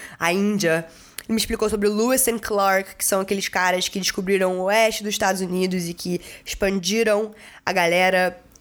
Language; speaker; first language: Portuguese; native; Portuguese